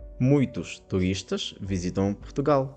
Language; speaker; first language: Portuguese; non-native, fluent; Ukrainian